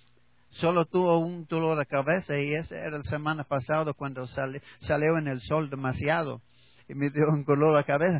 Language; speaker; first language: Spanish; non-native, learner; English